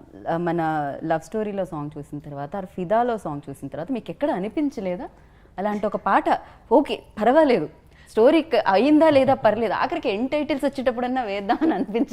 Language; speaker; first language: Telugu; native; Telugu